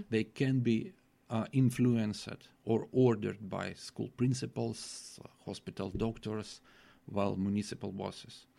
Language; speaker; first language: English; non-native, fluent; Russian